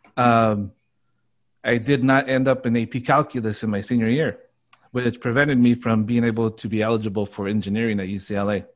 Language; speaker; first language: English; native; English